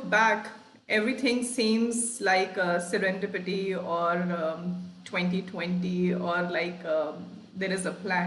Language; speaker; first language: English; non-native, local second language; Hindi